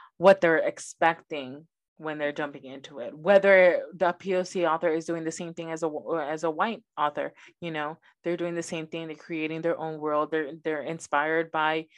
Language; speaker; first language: English; early bilingual, other home language; Spanish